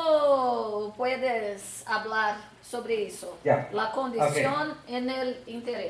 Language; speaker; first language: Spanish; non-native, learner; Portuguese